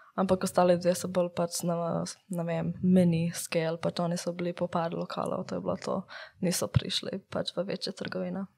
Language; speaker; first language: Slovenian; early bilingual, heritage; English